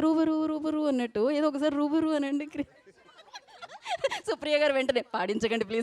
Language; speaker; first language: Telugu; native; Telugu